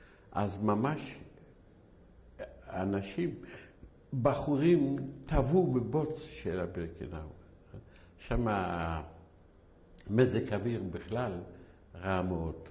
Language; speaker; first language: Hebrew; non-native, fluent; Yiddish